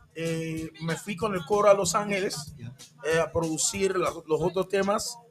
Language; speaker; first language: Spanish; non-native, local second language; English